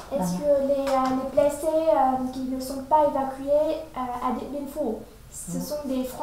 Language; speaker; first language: French; non-native, fluent; Vietnamese